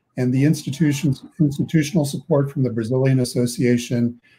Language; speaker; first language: English; native; English